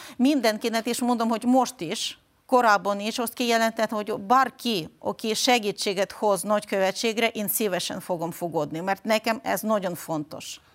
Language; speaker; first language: Hungarian; non-native, fluent; Ukrainian